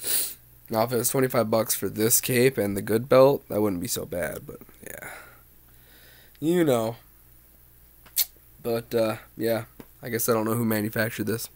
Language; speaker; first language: English; native; English